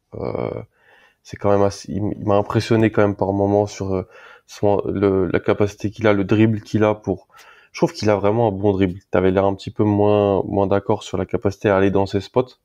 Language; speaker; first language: French; native; French